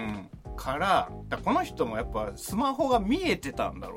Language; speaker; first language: Japanese; native; Japanese